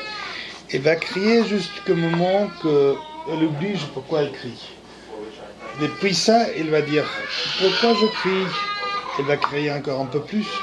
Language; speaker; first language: French; non-native, fluent; Spanish